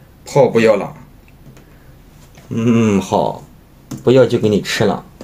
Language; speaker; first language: Chinese; native; Chinese